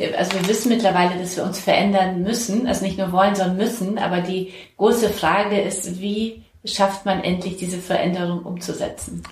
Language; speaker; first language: German; native; German